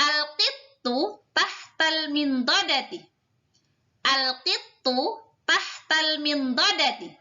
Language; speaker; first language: Arabic; non-native, fluent; Indonesian